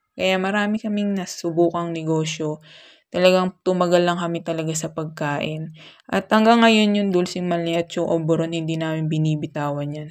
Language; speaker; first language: Filipino; native; Filipino